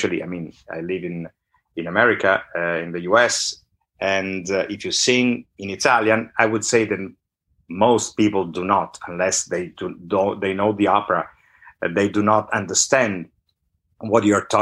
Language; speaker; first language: English; non-native, fluent; Italian